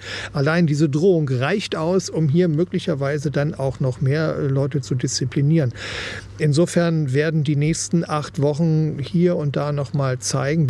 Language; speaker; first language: German; native; German